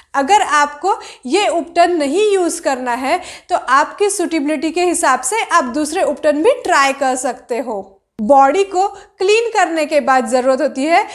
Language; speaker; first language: Hindi; non-native, local second language; Marathi